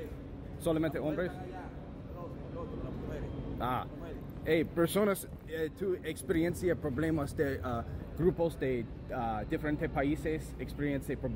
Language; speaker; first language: Spanish; non-native, learner; English